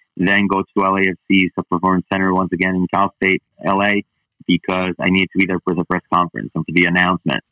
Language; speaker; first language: English; non-native, fluent; Spanish